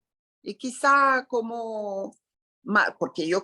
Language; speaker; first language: Spanish; non-native, fluent; Arabic